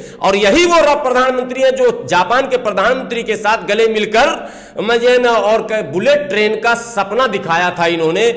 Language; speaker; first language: Hindi; native; Hindi